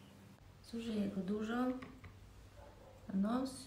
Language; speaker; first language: Polish; early bilingual, heritage; Polish